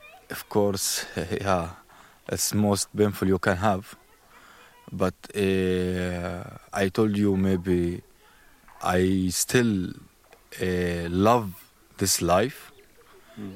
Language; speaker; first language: English; non-native, learner; Arabic